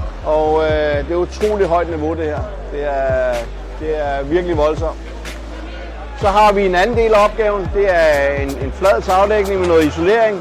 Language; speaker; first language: Danish; native; Danish